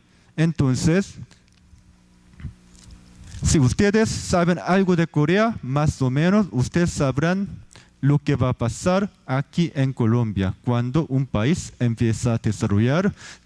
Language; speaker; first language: Spanish; non-native, fluent; Korean